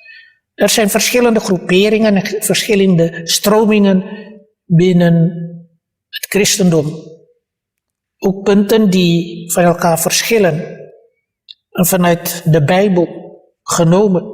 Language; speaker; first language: Dutch; early bilingual, other home language; Malay